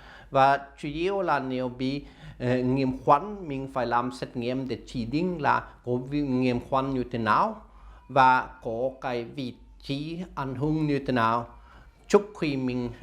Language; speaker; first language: Vietnamese; non-native, learner; Swedish